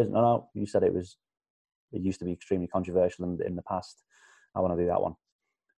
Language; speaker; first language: English; native; English